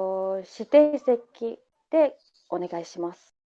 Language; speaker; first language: Japanese; non-native, learner; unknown